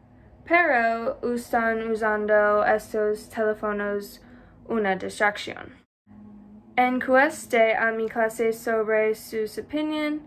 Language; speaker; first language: Spanish; non-native, learner; English